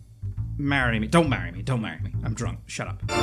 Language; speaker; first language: English; native; English